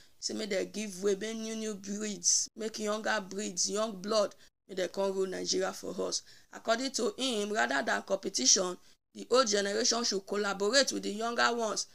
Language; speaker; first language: Nigerian Pidgin; native; Nigerian Pidgin